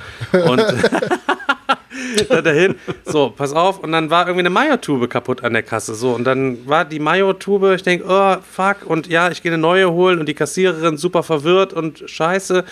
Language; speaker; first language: German; native; German